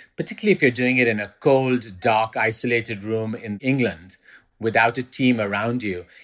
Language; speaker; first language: English; non-native, local second language; Urdu